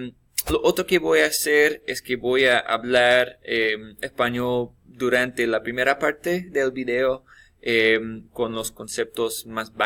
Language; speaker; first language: Spanish; non-native, fluent; English